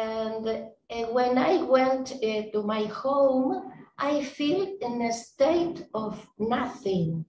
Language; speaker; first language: English; non-native, learner; Spanish